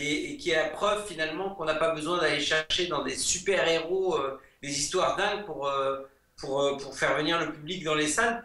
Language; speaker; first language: French; native; French